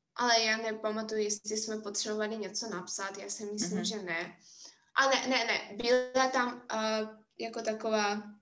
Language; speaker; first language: Czech; non-native, fluent; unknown